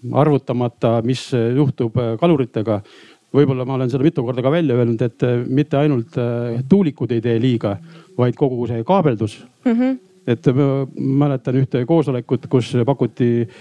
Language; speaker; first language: Estonian; native; Estonian